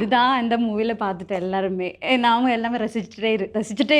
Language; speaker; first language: Tamil; non-native, learner; Malayalam